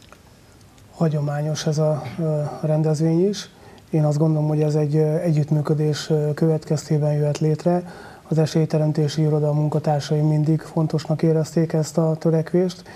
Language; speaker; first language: Hungarian; native; Hungarian